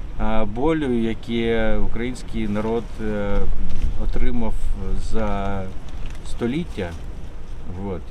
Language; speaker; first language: Ukrainian; non-native, local second language; Russian